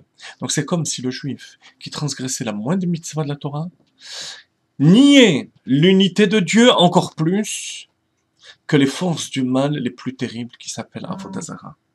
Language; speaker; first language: French; native; French